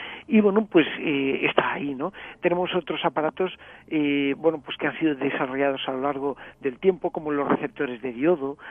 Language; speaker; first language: Spanish; native; Spanish